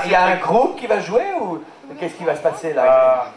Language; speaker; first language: French; native; French